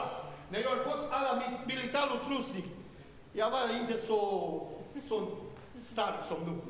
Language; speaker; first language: Swedish; non-native, learner; Romanian